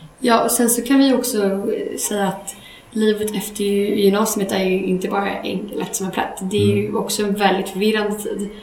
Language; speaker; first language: Swedish; native; Swedish